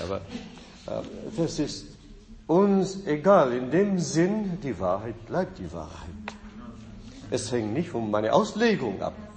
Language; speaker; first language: German; non-native, fluent; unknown